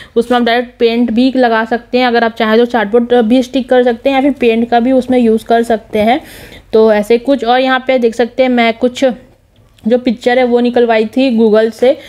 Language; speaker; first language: Hindi; non-native, local second language; Nepali